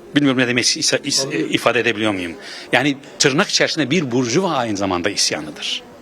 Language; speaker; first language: Turkish; non-native, local second language; Kurdish